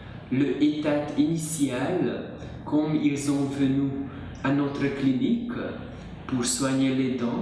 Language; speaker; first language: French; non-native, fluent; Hungarian